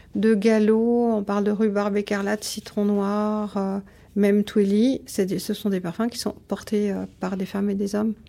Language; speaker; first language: French; native; French